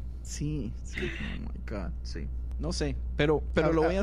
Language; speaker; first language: Spanish; native; Spanish